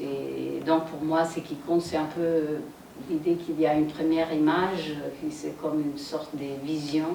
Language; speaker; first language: French; non-native, fluent; Italian